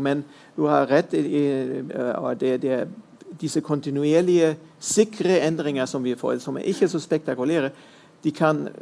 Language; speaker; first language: Norwegian; non-native, fluent; German